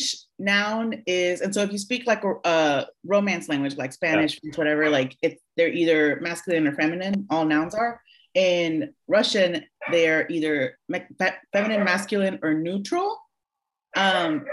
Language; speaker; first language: English; early bilingual, other home language; Spanish